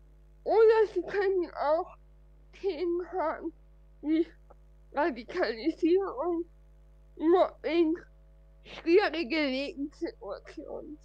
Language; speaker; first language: German; non-native, fluent; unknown